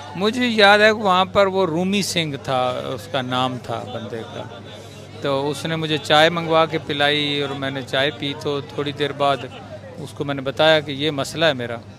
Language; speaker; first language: Urdu; non-native, local second language; Punjabi